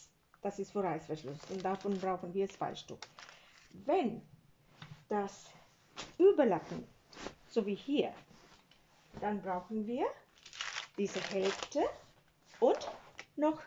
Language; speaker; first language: German; non-native, learner; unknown